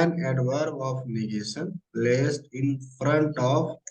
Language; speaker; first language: English; non-native, local second language; Hindi